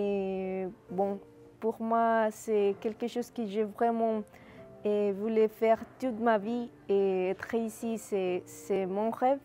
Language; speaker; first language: French; non-native, fluent; Spanish